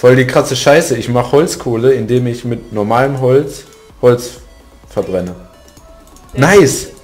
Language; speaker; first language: German; native; German